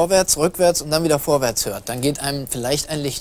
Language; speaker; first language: German; native; German